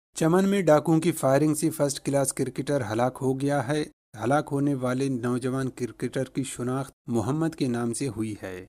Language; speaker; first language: Urdu; non-native, local second language; Baluchi